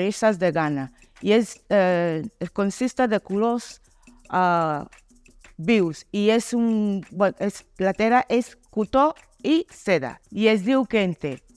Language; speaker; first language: Catalan; non-native, learner; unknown